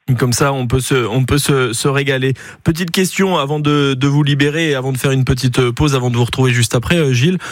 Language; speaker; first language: French; native; French